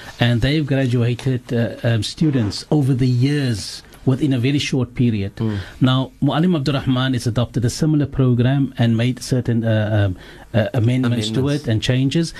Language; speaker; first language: English; early bilingual, other home language; Afrikaans